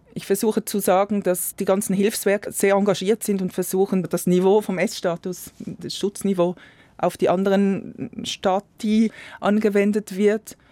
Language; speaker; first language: German; native; German